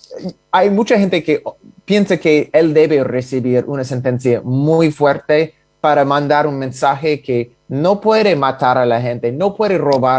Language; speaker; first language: Spanish; non-native, fluent; English